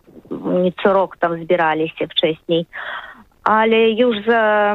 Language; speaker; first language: Polish; non-native, learner; Russian